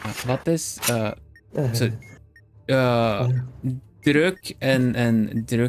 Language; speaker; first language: Dutch; non-native, learner; Swedish